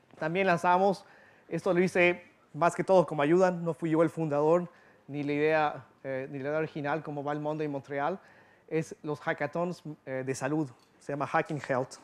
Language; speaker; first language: Spanish; early bilingual, heritage; Spanish